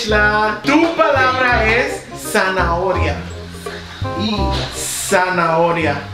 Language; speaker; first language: Spanish; early bilingual, heritage; Spanish